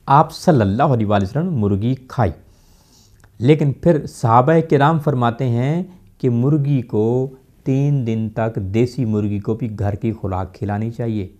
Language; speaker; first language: Urdu; non-native, local second language; Punjabi